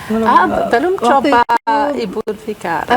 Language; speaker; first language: Indonesian; non-native, learner; French